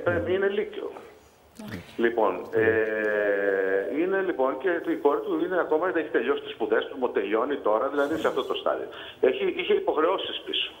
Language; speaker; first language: Greek; native; Greek